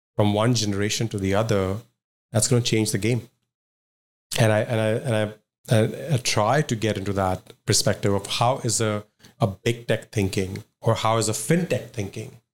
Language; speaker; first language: English; non-native, local second language; Punjabi